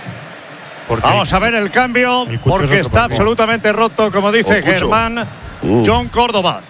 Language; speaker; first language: Spanish; native; Spanish